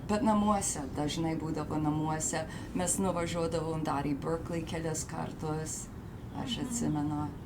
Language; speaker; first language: Lithuanian; early bilingual, heritage; Lithuanian